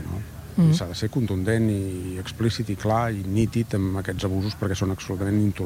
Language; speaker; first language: Catalan; native; Catalan